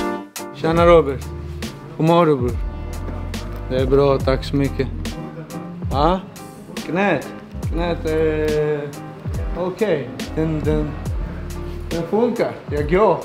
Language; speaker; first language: Swedish; non-native, learner; Georgian